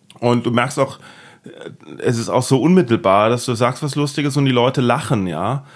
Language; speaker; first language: German; native; German